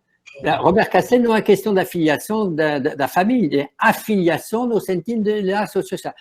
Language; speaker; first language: Portuguese; non-native, fluent; French